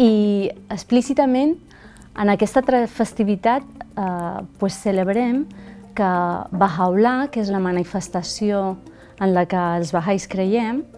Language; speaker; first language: Catalan; early bilingual, other home language; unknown